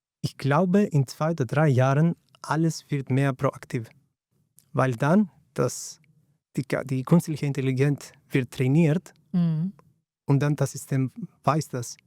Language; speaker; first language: German; non-native, fluent; Greek